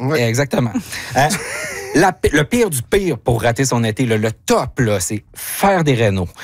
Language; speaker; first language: French; native; French